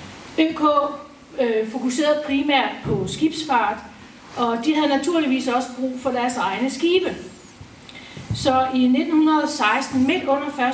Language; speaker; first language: Danish; native; Danish